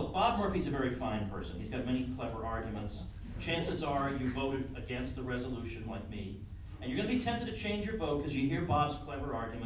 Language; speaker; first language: English; native; English